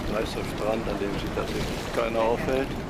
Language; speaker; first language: German; native; German